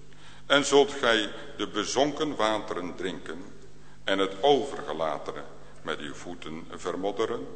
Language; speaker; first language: Dutch; native; Dutch